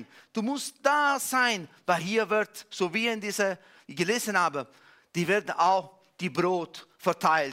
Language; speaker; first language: German; non-native, fluent; Italian